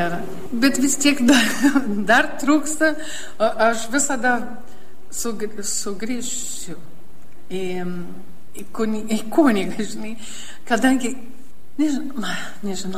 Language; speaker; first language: Lithuanian; early bilingual, heritage; Lithuanian